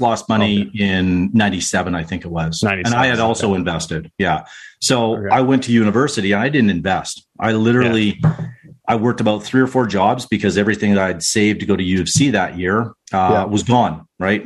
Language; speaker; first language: English; native; English